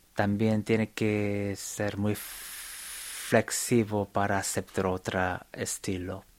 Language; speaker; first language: Spanish; non-native, fluent; Korean